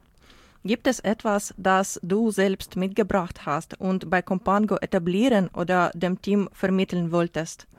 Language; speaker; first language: German; non-native, learner; Ukrainian